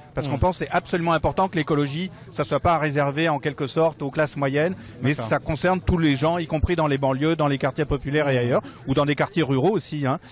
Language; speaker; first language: French; native; French